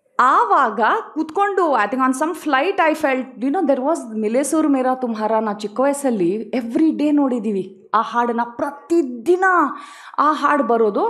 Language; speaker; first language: Kannada; non-native, local second language; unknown